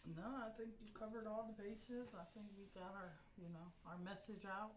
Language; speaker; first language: English; native; English